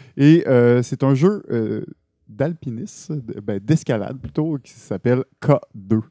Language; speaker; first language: French; native; French